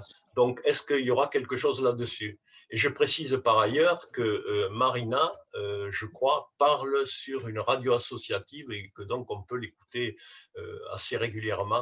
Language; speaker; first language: French; native; French